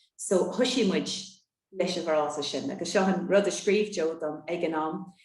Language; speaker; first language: Irish; native; Irish